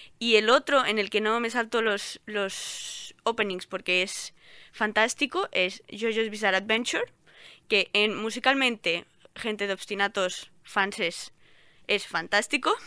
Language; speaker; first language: Spanish; non-native, local second language; Catalan